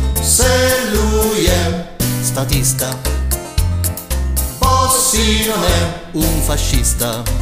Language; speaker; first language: Italian; native; Italian